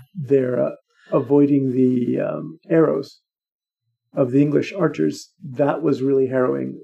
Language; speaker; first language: English; native; English